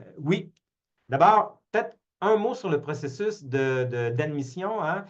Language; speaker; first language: French; native; French